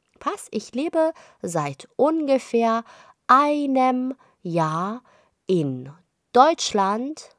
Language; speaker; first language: German; non-native, fluent; Persian